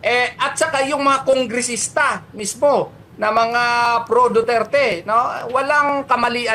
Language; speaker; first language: Filipino; native; Filipino